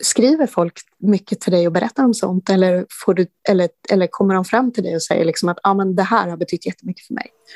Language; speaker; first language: Swedish; native; Swedish